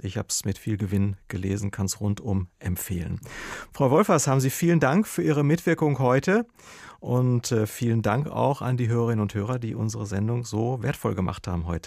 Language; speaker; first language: German; native; German